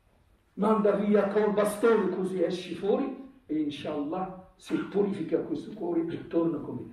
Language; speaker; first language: Italian; non-native, fluent; Arabic